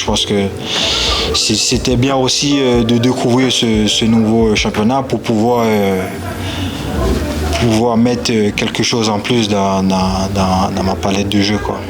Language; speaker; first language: French; non-native, local second language; Haitian Creole